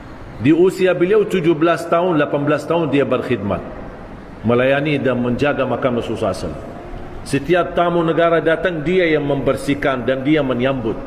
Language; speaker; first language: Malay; non-native, fluent; Arabic